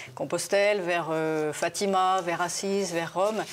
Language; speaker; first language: French; native; French